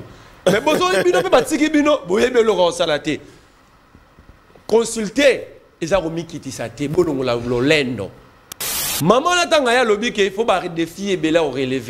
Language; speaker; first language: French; non-native, local second language; Lingala